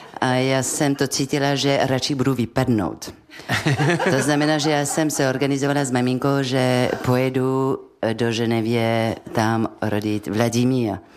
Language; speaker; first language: Czech; non-native, fluent; French